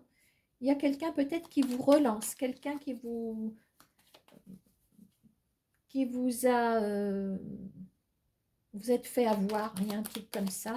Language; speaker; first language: French; native; French